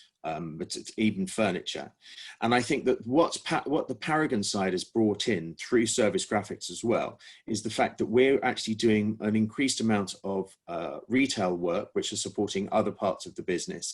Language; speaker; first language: English; native; English